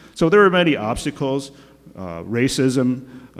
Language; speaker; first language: English; native; English